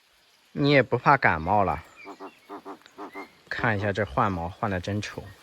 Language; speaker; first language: Chinese; native; Chinese